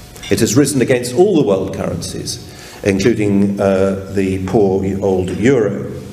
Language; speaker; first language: English; native; English